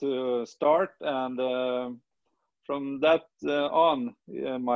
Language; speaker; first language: English; non-native, fluent; Swedish